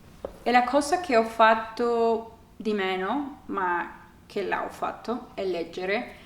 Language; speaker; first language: Italian; non-native, learner; Spanish